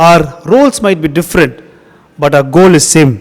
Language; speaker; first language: English; non-native, local second language; Tamil